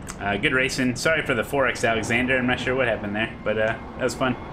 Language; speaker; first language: English; native; English